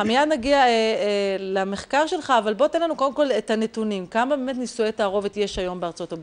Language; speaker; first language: Hebrew; native; Hebrew